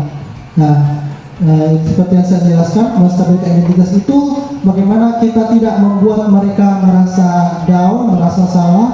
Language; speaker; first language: Indonesian; native; Indonesian